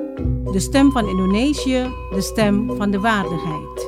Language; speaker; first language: Dutch; non-native, fluent; Indonesian